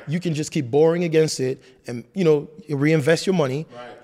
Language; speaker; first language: English; non-native, fluent; French